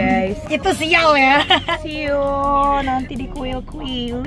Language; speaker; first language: Indonesian; native; Indonesian